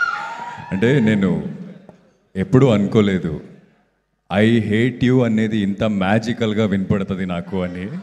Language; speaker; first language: Telugu; non-native, local second language; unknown